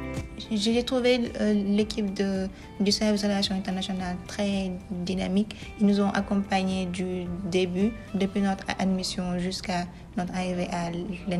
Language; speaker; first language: French; non-native, local second language; Wolof